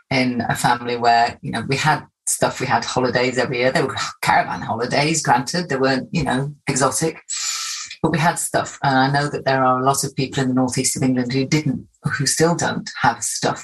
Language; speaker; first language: English; native; English